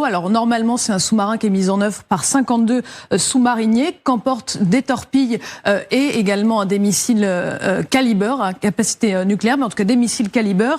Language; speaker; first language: French; native; French